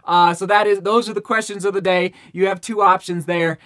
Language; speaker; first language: English; native; English